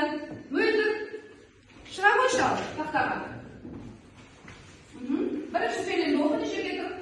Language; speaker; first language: Kazakh; native; Kazakh